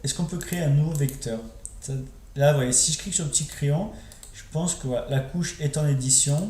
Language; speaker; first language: French; native; French